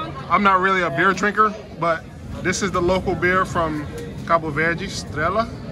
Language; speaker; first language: English; native; English